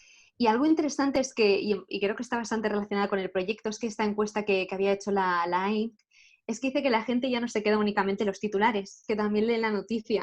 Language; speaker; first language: Spanish; native; Spanish